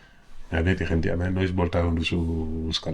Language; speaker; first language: Basque; non-native, learner; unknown